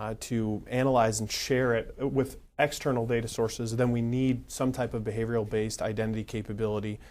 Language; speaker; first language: English; native; English